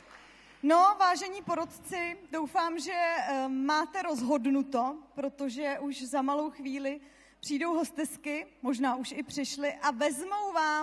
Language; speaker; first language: Czech; native; Czech